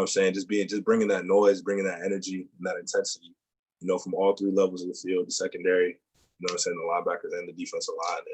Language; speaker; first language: English; native; English